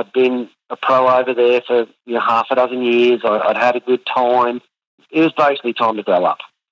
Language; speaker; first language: English; native; English